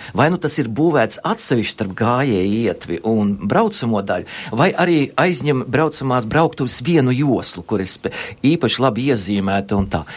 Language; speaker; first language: Latvian; native; Latvian